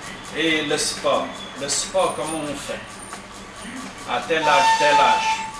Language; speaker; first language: French; non-native, fluent; Chinese